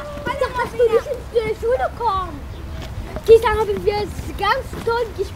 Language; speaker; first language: German; non-native, learner; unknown